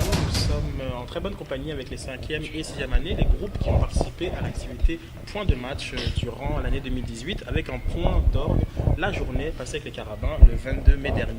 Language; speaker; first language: French; native; French